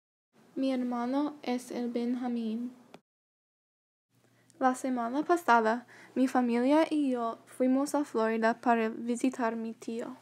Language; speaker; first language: Spanish; non-native, learner; English